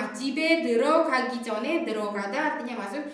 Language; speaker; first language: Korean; non-native, fluent; Indonesian